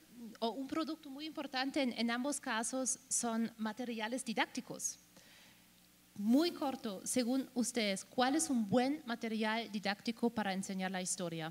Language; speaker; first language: Spanish; non-native, fluent; German